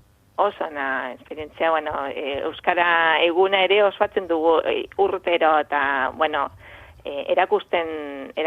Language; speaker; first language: Basque; non-native, fluent; Spanish